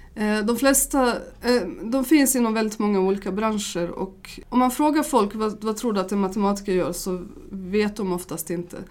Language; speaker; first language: Swedish; early bilingual, other home language; Bosnian